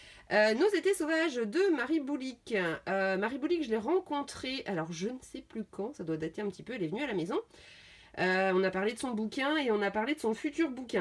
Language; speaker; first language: French; native; French